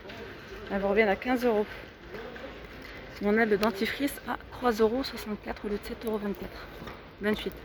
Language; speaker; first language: French; native; French